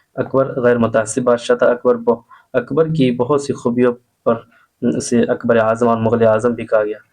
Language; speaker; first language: Urdu; native; Urdu